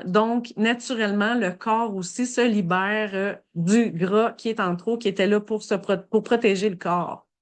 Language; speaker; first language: French; native; French